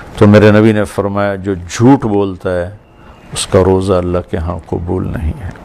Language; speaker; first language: Urdu; non-native, local second language; Punjabi